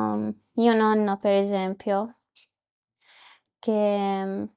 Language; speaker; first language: Italian; non-native, learner; Arabic